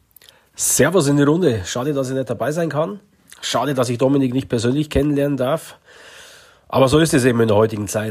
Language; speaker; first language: German; native; German